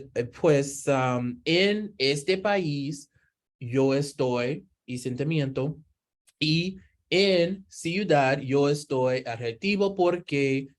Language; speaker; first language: Spanish; non-native, learner; English